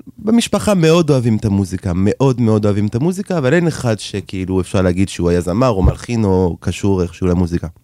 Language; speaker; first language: Hebrew; non-native, fluent; French